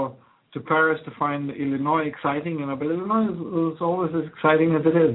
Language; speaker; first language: English; non-native, fluent; Croatian